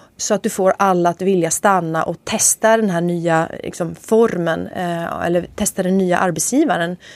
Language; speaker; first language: Swedish; native; Swedish